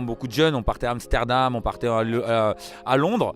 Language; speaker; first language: French; native; French